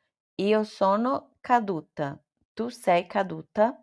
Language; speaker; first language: Italian; non-native, fluent; Portuguese